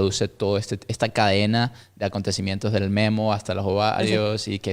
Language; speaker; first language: Spanish; native; Spanish